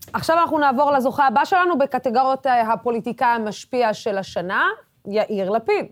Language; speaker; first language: Hebrew; non-native, local second language; Arabic